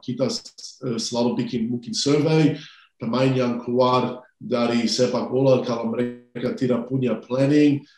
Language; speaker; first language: Indonesian; non-native, fluent; English